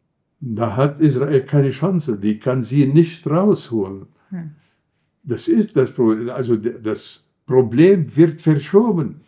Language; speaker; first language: German; non-native, fluent; Arabic